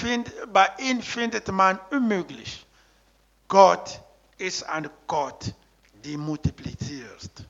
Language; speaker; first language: German; non-native, learner; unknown